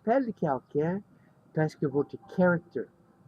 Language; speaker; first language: French; non-native, learner; English